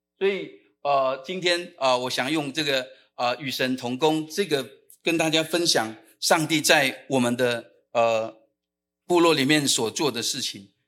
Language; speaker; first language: Chinese; non-native, local second language; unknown